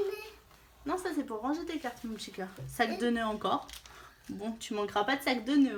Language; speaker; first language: French; native; French